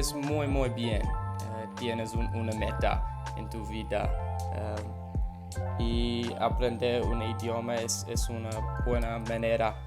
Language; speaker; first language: Spanish; non-native, learner; English